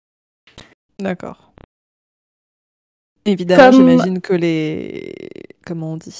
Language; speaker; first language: French; native; French